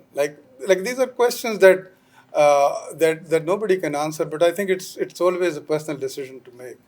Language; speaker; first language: English; non-native, local second language; Urdu